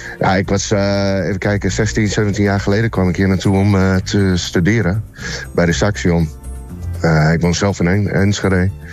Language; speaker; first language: Dutch; non-native, fluent; English